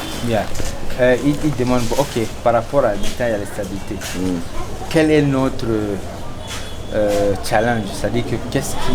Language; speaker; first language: French; non-native, local second language; Sango